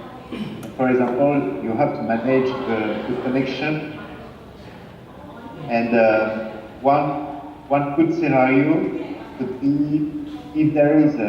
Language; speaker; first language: English; non-native, fluent; French